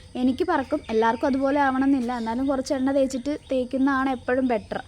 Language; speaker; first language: Malayalam; native; Malayalam